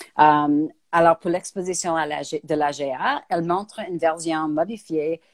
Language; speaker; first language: French; native; French